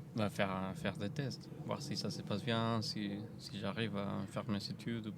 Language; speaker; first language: French; non-native, fluent; Spanish